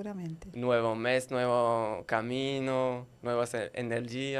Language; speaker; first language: Spanish; non-native, learner; French